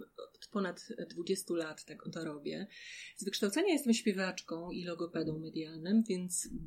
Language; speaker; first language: Polish; native; Polish